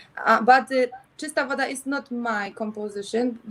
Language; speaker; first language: English; non-native, learner; Polish